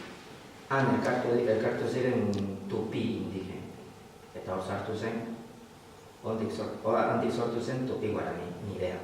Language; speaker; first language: Basque; non-native, learner; Spanish